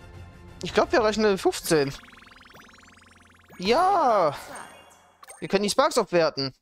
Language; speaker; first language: German; native; German